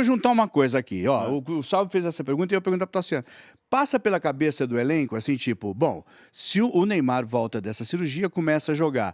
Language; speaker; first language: Portuguese; native; Portuguese